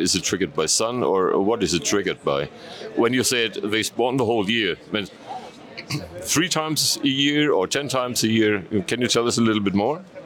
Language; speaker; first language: English; non-native, fluent; German